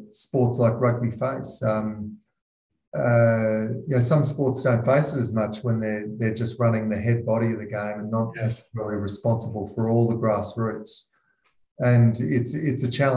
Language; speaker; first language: English; native; English